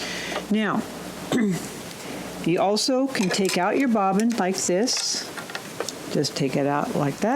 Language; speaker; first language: English; native; English